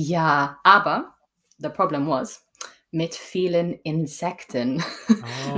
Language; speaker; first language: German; non-native, learner; English